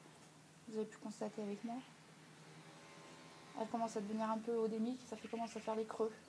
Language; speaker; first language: French; native; French